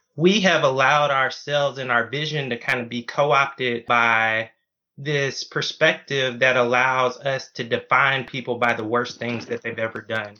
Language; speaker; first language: English; native; English